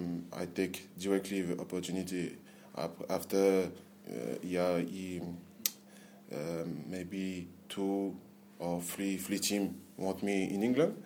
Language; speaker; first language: English; non-native, learner; French